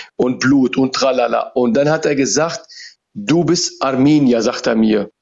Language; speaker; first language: German; early bilingual, other home language; Turoyo